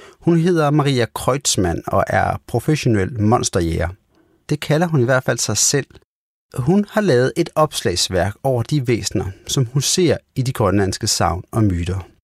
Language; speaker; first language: Danish; native; Danish